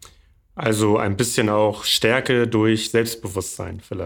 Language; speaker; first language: German; native; German